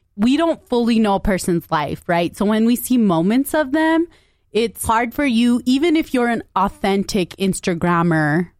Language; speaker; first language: English; native; English